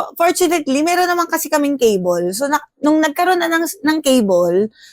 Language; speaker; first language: Filipino; native; Filipino